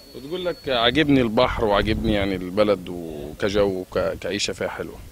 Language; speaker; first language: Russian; non-native, learner; Arabic